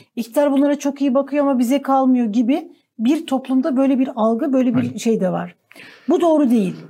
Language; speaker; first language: Turkish; native; Turkish